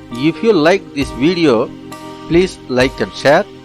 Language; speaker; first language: English; non-native, local second language; Tamil